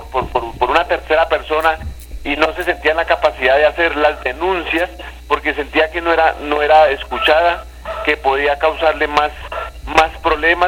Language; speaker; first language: Spanish; native; Spanish